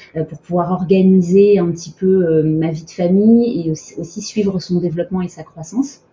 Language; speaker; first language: French; native; French